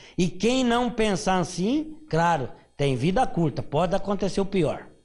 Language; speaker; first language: Portuguese; native; Portuguese